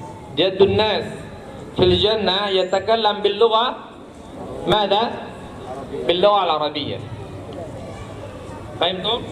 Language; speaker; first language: Arabic; non-native, learner; Indonesian